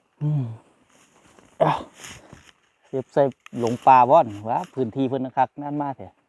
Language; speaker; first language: Thai; non-native, local second language; Northeastern Thai